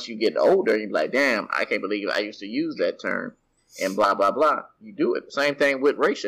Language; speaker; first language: English; native; English